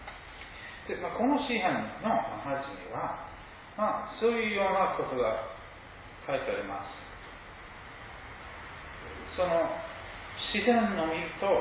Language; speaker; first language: Japanese; non-native, fluent; English